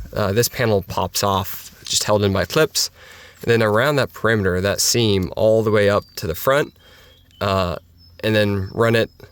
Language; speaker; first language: English; native; English